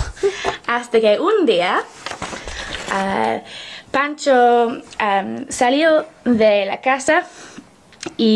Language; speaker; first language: Spanish; non-native, learner; English